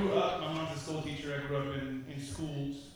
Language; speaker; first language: English; native; English